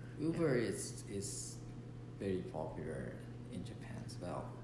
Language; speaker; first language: English; non-native, learner; Japanese